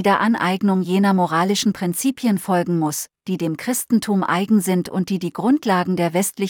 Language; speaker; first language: German; native; German